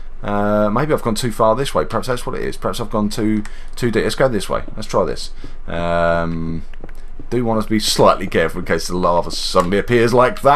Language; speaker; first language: English; native; English